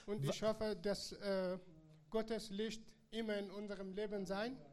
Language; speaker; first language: German; non-native, learner; Persian